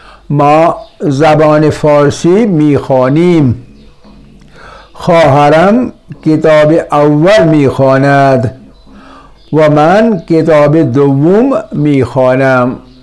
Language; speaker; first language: Persian; non-native, fluent; Urdu